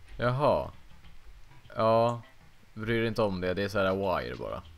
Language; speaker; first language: Swedish; native; Swedish